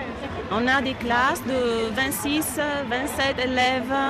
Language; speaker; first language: French; non-native, fluent; Greek